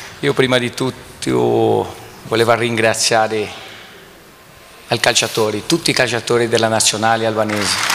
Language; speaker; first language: Italian; non-native, fluent; Portuguese